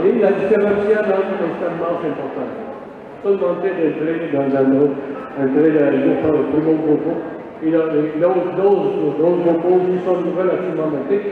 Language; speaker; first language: Spanish; non-native, learner; French